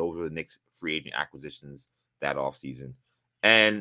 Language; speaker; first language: English; native; English